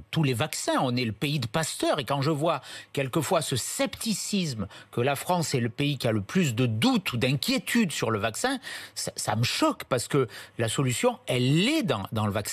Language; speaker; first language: French; native; French